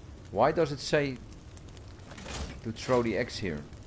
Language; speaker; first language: English; non-native, fluent; Dutch